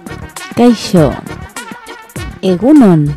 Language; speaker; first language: Basque; non-native, learner; Spanish